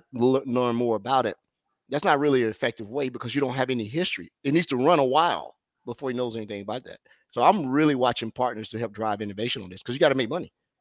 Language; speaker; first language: English; native; English